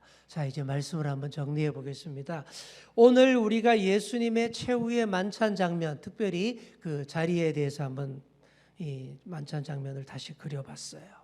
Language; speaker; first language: Korean; native; Korean